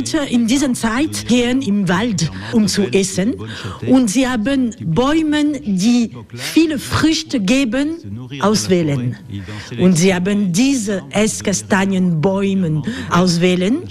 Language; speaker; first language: German; non-native, learner; French